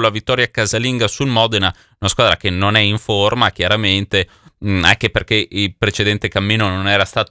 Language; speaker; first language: Italian; native; Italian